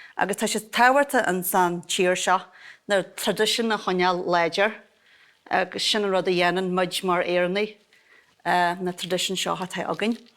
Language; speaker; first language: Irish; native; Irish